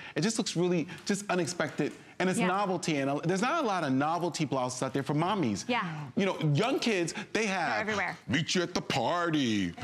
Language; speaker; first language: English; native; English